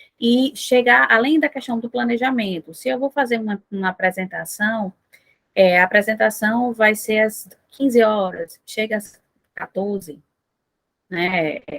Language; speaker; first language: Portuguese; native; Portuguese